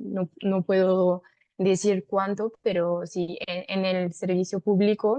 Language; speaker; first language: Spanish; non-native, fluent; French